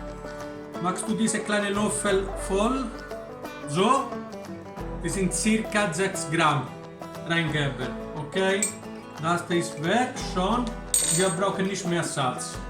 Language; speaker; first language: German; non-native, learner; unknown